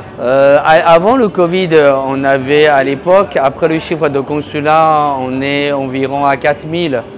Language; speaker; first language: French; early bilingual, other home language; Chinese